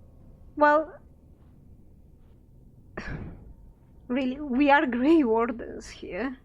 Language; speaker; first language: English; non-native, fluent; Italian